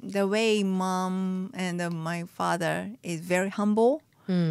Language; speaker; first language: English; non-native, fluent; Japanese